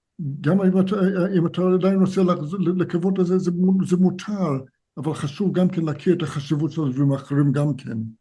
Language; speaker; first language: Hebrew; non-native, fluent; English